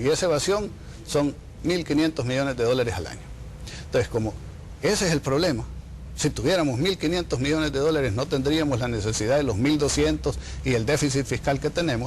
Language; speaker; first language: Spanish; native; Spanish